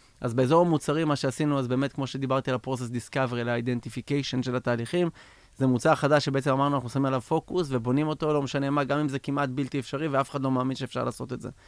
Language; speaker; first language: Hebrew; native; Hebrew